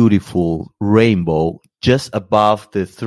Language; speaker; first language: English; non-native, fluent; Spanish